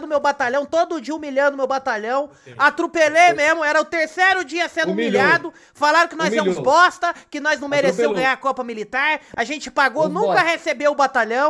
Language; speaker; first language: Portuguese; native; Portuguese